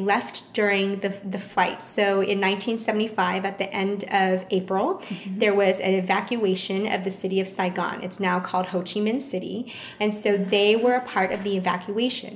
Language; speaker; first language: English; early bilingual, other home language; Vietnamese